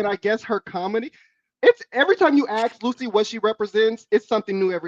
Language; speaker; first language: English; native; English